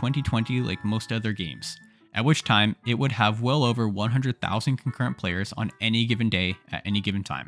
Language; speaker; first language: English; native; English